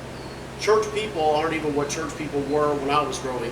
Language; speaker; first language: English; native; English